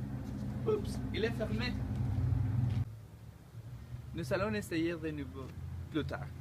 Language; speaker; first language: French; non-native, learner; English